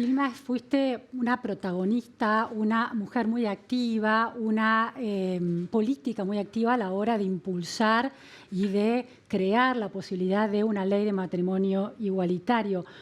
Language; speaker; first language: Spanish; native; Spanish